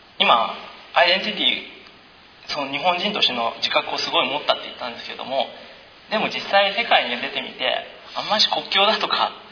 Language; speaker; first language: Japanese; native; Japanese